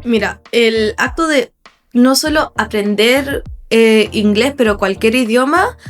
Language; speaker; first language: Spanish; non-native, fluent; English